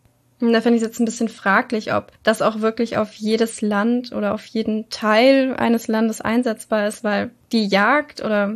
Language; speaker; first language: German; native; German